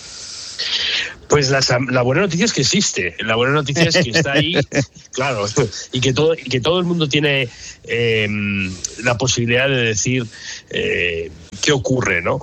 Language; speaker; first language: Spanish; native; Spanish